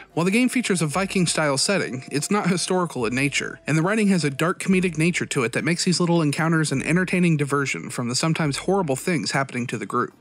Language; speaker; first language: English; native; English